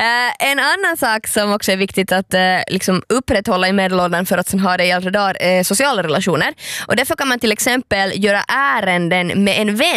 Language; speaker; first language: Swedish; native; Swedish